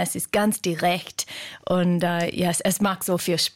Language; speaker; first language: German; non-native, learner; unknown